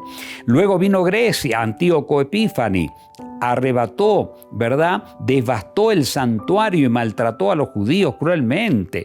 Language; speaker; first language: Spanish; native; Spanish